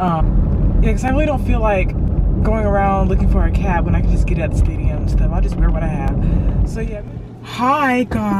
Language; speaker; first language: English; native; English